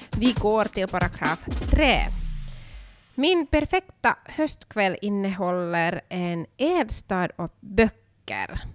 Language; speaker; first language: Swedish; non-native, local second language; Finnish